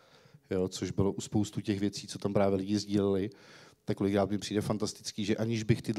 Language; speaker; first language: Czech; native; Czech